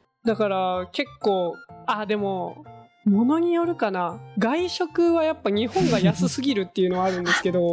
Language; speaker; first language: Japanese; native; Japanese